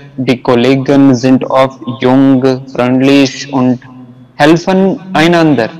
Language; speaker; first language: German; non-native, learner; Hindi